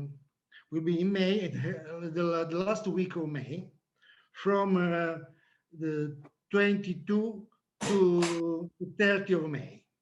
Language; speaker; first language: English; non-native, learner; Italian